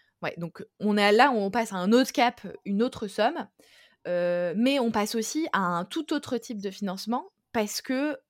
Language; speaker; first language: French; native; French